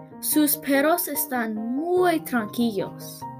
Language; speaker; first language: Spanish; non-native, learner; English